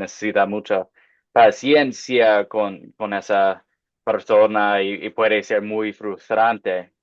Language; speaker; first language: Spanish; non-native, fluent; English